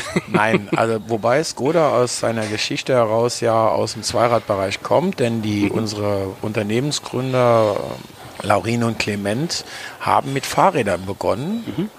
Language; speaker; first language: German; native; German